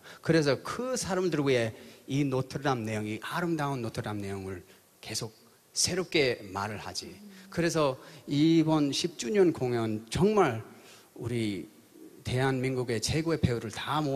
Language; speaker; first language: Korean; early bilingual, heritage; English